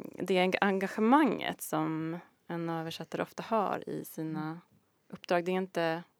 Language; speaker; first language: Swedish; native; Swedish